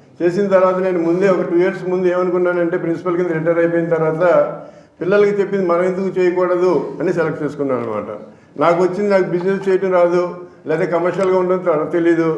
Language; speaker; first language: Telugu; native; Telugu